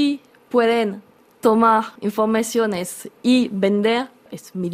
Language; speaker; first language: Spanish; non-native, learner; French